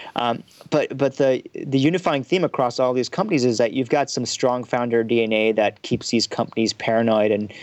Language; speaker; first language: English; early bilingual, heritage; German